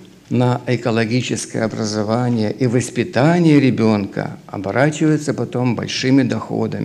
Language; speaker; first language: Russian; native; Russian